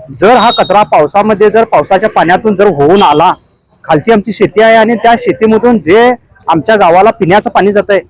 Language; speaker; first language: Marathi; native; Marathi